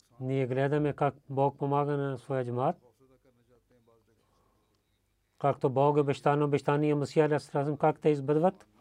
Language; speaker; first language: Bulgarian; non-native, learner; Urdu